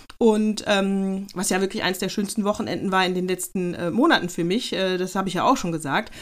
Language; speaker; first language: German; native; German